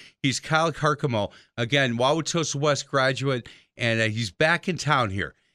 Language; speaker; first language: English; native; English